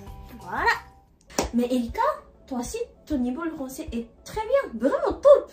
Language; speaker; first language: French; non-native, learner; Japanese